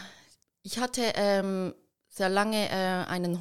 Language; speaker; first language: German; early bilingual, heritage; Korean